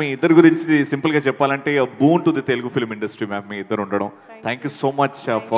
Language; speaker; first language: Telugu; native; Telugu